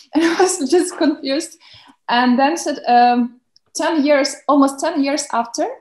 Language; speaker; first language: English; non-native, fluent; Belarusian